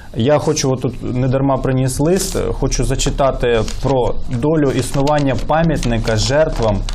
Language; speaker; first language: Ukrainian; native; Ukrainian